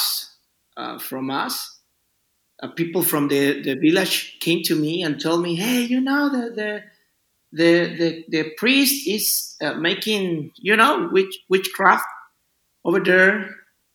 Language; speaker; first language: English; non-native, learner; Spanish